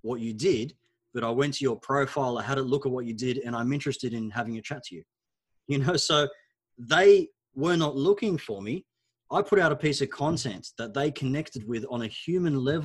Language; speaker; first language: English; non-native, local second language; Arabic